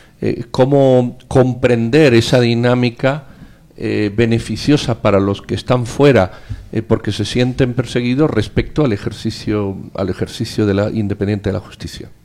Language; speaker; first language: Spanish; native; Spanish